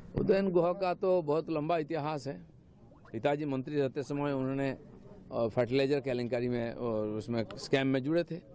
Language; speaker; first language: Hindi; non-native, local second language; Bangla